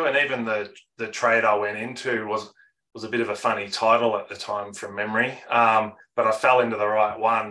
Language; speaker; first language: English; native; English